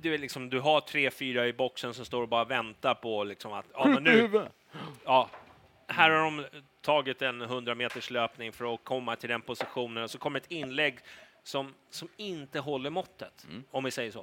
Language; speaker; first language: Swedish; native; Swedish